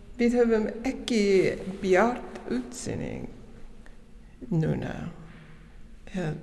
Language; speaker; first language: Icelandic; non-native, learner; English